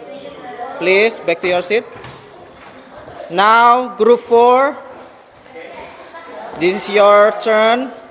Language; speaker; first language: English; non-native, fluent; Indonesian